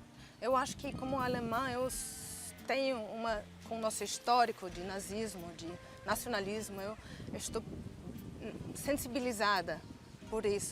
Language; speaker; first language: Portuguese; non-native, fluent; German